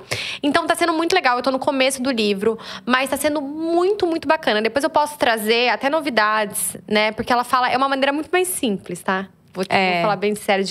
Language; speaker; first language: Portuguese; native; Portuguese